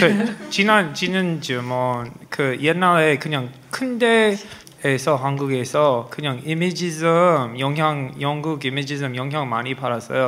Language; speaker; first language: Korean; non-native, learner; English